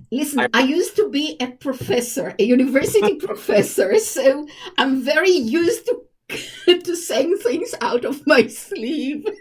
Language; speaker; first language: English; non-native, fluent; Hebrew